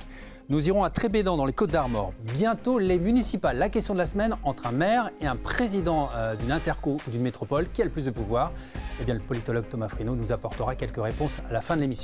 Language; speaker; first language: French; native; French